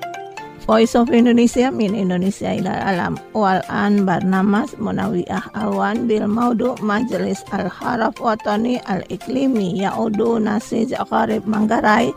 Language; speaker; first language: Arabic; non-native, fluent; Indonesian